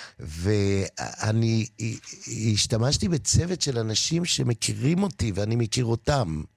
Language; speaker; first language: Hebrew; native; Hebrew